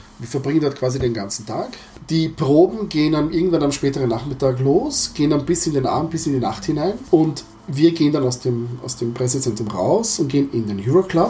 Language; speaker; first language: German; early bilingual, other home language; Croatian